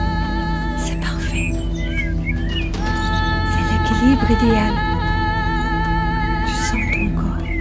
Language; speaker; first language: French; native; French